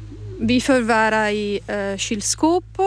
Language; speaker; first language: Swedish; non-native, learner; Italian